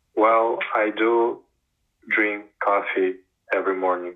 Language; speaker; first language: English; non-native, fluent; Ukrainian